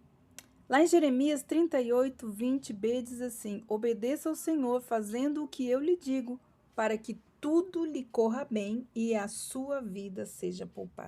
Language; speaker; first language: Portuguese; native; Portuguese